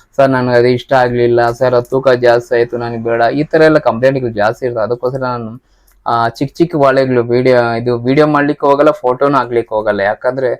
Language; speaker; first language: Kannada; non-native, local second language; Telugu